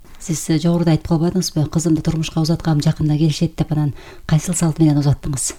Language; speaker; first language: Kyrgyz; native; Kyrgyz